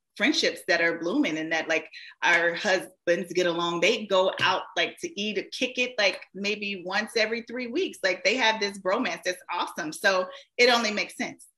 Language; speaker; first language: English; native; English